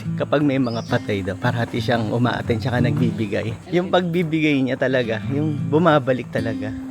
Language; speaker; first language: Filipino; native; Filipino